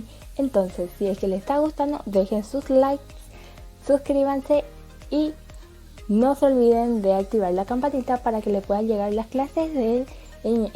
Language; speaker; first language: Spanish; non-native, local second language; Guarani